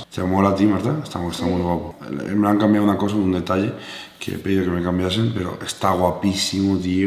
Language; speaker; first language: Spanish; native; Spanish